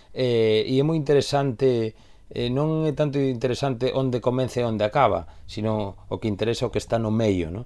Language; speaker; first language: Galician; native; Galician